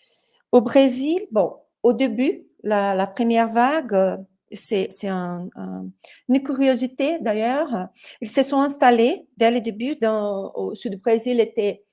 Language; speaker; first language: French; non-native, fluent; Portuguese